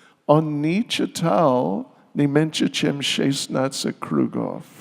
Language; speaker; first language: Russian; non-native, learner; English